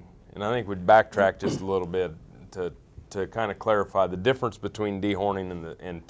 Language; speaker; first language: English; native; English